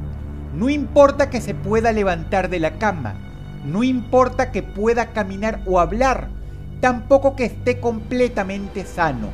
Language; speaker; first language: Spanish; native; Spanish